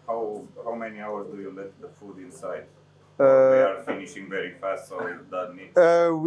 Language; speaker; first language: English; non-native, fluent; Romanian